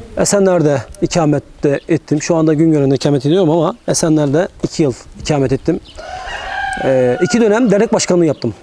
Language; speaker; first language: Turkish; native; Turkish